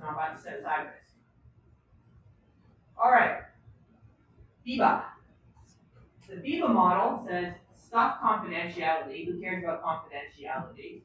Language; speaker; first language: English; native; English